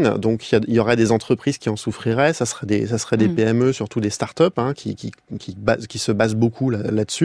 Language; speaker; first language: French; native; French